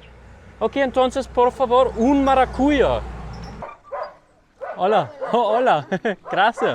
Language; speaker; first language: Spanish; non-native, learner; English